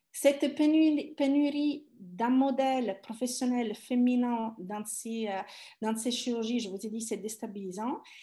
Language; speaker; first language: French; non-native, fluent; Italian